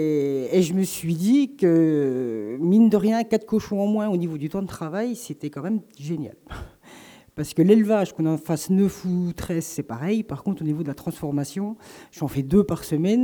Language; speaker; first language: French; native; French